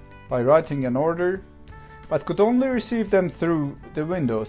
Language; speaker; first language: English; non-native, fluent; Azerbaijani